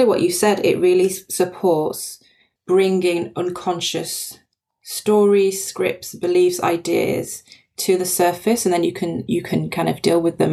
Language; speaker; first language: English; native; English